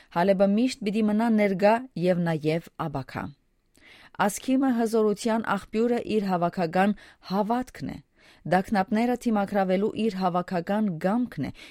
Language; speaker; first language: Armenian; early bilingual, heritage; Armenian